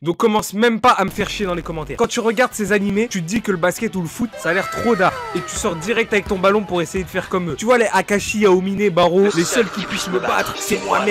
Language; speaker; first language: French; native; French